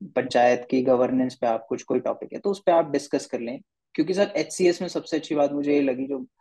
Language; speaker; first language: Hindi; native; Hindi